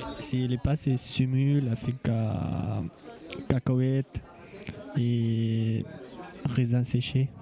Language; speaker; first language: French; non-native, fluent; Arabic